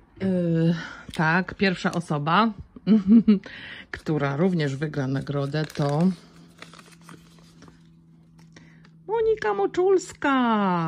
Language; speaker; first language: Polish; native; Polish